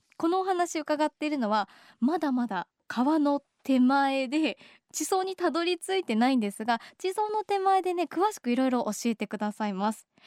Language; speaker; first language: Japanese; native; Japanese